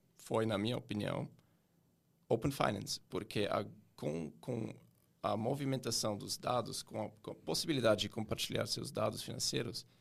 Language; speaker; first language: Portuguese; non-native, fluent; Swiss German